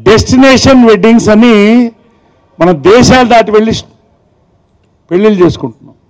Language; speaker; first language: Telugu; native; Telugu